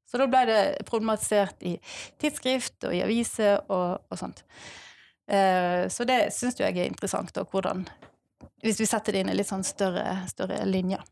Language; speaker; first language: Norwegian; native; Norwegian